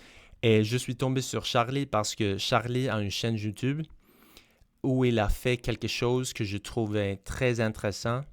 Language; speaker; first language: French; non-native, fluent; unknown